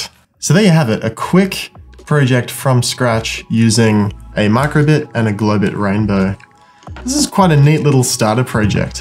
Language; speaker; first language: English; native; English